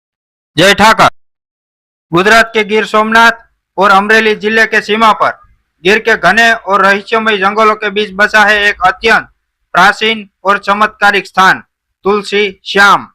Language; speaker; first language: Hindi; non-native, local second language; Gujarati